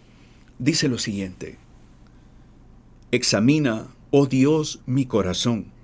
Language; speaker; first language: Spanish; native; Spanish